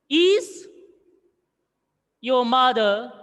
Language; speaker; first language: English; non-native, local second language; Hindi